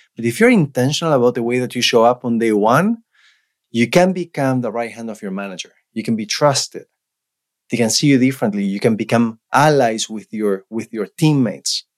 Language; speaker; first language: English; non-native, fluent; Spanish